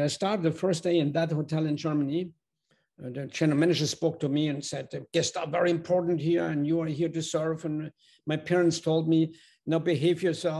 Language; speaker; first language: English; non-native, fluent; German